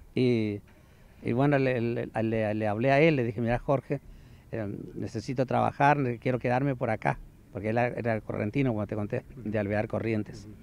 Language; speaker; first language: Spanish; native; Spanish